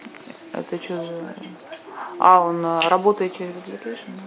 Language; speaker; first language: Russian; early bilingual, heritage; Russian